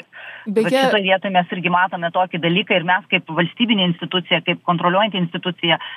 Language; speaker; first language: Lithuanian; native; Lithuanian